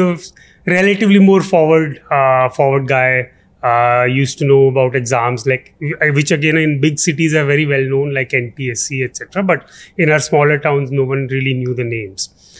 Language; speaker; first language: English; non-native, local second language; Punjabi